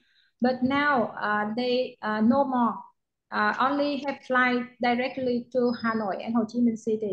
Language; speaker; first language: English; non-native, learner; Vietnamese